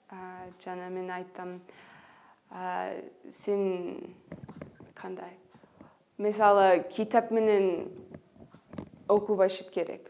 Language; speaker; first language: Kyrgyz; non-native, learner; English